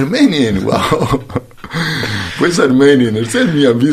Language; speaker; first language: German; non-native, fluent; Spanish